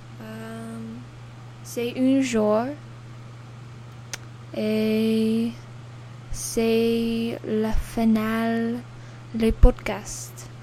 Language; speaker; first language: French; non-native, learner; English